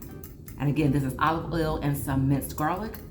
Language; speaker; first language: English; native; English